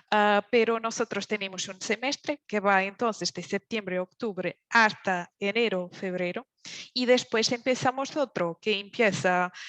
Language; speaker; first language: Spanish; non-native, fluent; Portuguese